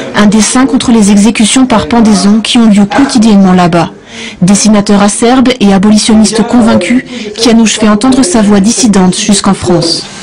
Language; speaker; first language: French; native; French